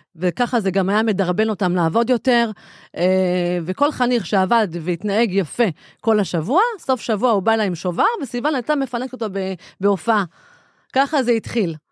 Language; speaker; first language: Hebrew; native; Hebrew